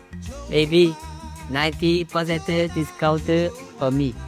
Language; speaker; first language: English; non-native, learner; Korean